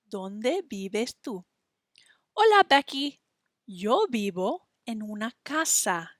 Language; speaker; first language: Spanish; non-native, fluent; English